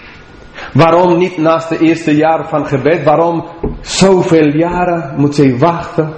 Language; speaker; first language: Dutch; non-native, fluent; English